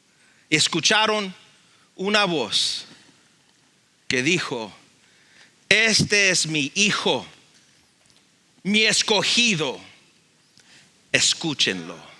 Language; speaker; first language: Spanish; early bilingual, heritage; Spanish